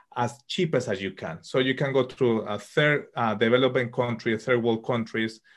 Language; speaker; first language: English; non-native, fluent; Spanish